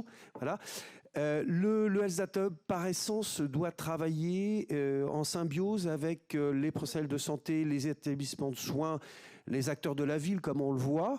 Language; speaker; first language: French; native; French